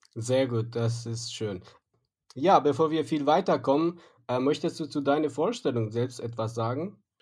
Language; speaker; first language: German; non-native, fluent; Persian